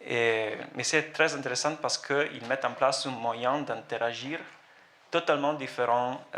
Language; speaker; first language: French; non-native, fluent; Italian